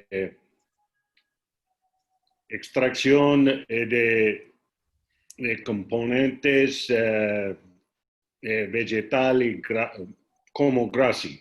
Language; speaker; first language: Spanish; non-native, learner; English